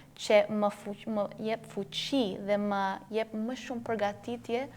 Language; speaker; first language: Albanian; early bilingual, heritage; Albanian